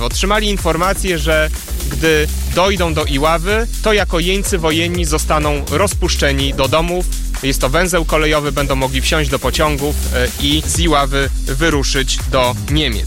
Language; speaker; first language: Polish; native; Polish